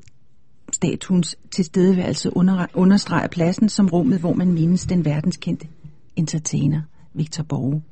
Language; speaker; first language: Danish; native; Danish